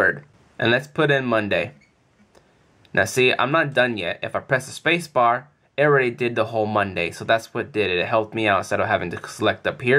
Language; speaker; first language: English; native; English